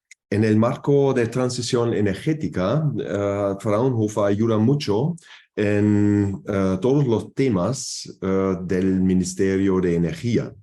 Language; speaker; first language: Spanish; non-native, fluent; German